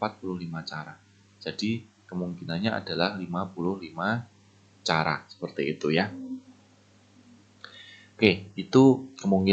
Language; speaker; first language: Indonesian; native; Indonesian